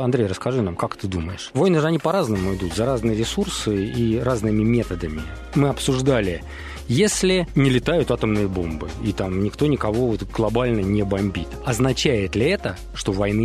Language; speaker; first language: Russian; native; Russian